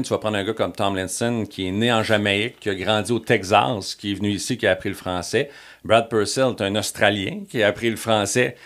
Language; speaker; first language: French; native; French